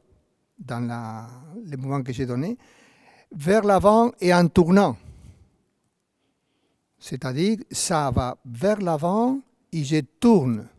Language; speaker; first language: French; non-native, fluent; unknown